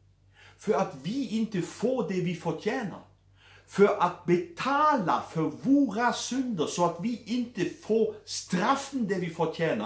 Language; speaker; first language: Swedish; non-native, fluent; German